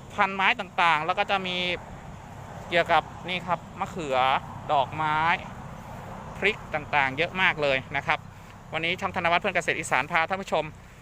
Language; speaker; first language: Thai; native; Thai